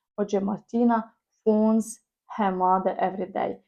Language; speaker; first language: English; non-native, fluent; Ukrainian